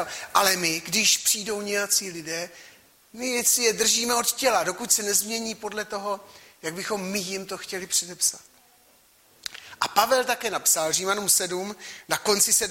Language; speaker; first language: Czech; native; Czech